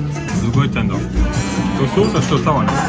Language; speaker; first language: Japanese; non-native, learner; French